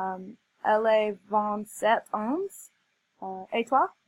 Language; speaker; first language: French; non-native, learner; English